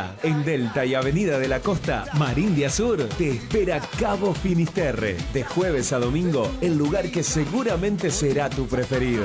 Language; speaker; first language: Spanish; native; Spanish